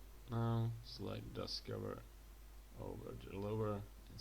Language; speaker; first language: English; non-native, fluent; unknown